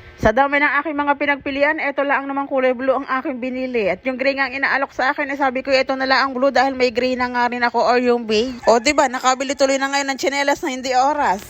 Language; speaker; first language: Filipino; native; Filipino